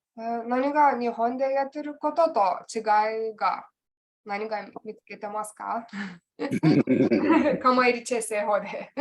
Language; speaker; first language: Japanese; non-native, learner; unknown